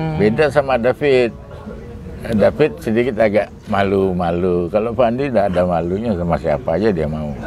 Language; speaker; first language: Indonesian; native; Indonesian